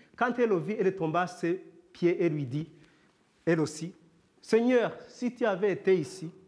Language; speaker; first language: French; non-native, local second language; Kinyarwanda